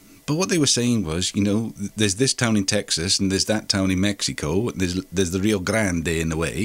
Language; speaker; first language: English; non-native, local second language; Welsh